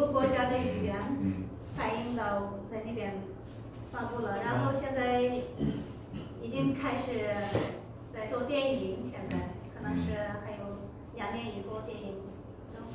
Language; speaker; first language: Chinese; non-native, local second language; Uyghur